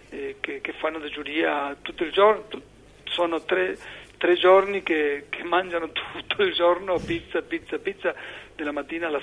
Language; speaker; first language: Italian; non-native, learner; Spanish